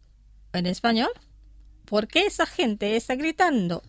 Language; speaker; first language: Spanish; non-native, fluent; Indonesian